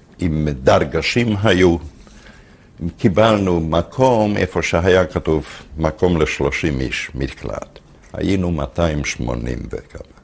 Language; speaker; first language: Hebrew; non-native, fluent; Hungarian